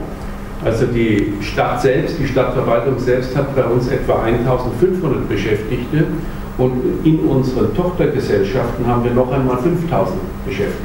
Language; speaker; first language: German; native; German